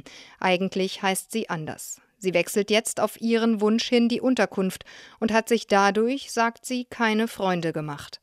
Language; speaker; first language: German; native; German